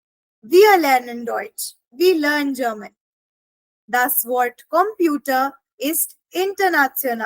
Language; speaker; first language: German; non-native, fluent; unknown